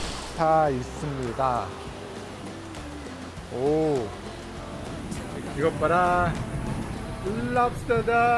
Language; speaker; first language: Korean; non-native, fluent; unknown